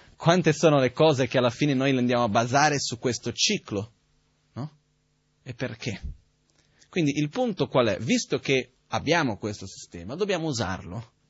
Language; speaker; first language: Italian; native; Italian